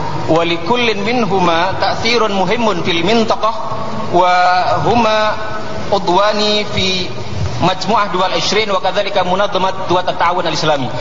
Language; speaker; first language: Arabic; non-native, fluent; Indonesian